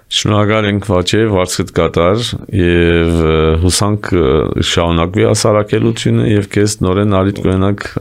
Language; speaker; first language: Armenian; early bilingual, heritage; Armenian